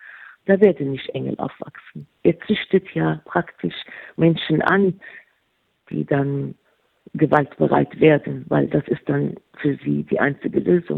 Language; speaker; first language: German; non-native, fluent; Arabic